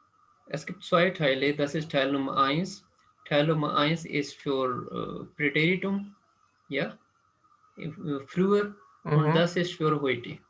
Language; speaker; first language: German; non-native, fluent; Urdu